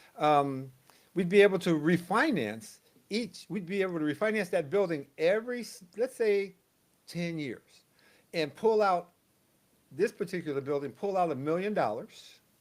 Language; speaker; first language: English; native; English